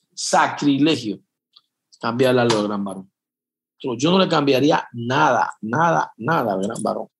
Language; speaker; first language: Spanish; native; Spanish